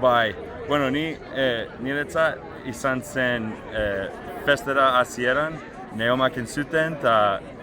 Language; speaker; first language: Basque; non-native, learner; English